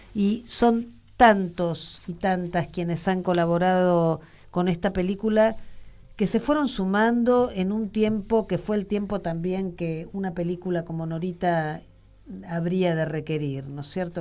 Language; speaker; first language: Spanish; native; Spanish